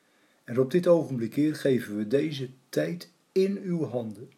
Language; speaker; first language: Dutch; native; Dutch